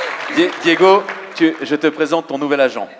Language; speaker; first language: French; native; French